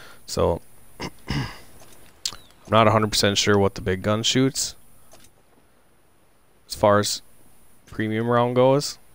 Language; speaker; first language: English; native; English